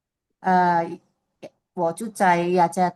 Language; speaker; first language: Chinese; non-native, learner; Indonesian